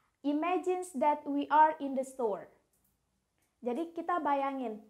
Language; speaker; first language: English; non-native, fluent; Indonesian